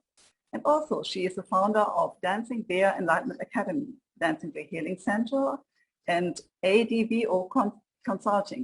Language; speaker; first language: English; non-native, fluent; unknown